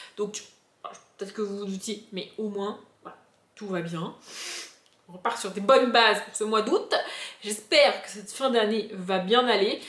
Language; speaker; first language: French; native; French